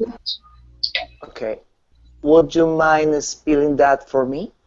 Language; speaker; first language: English; non-native, learner; Spanish